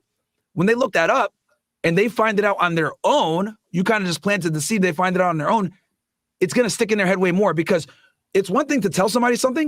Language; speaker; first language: English; native; English